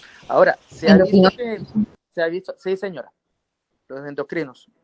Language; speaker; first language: Spanish; native; Spanish